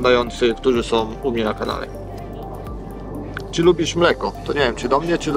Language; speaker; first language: Polish; native; Polish